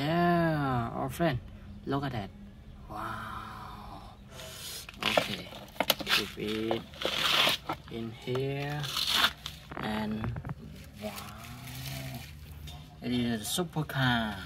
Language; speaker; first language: English; non-native, learner; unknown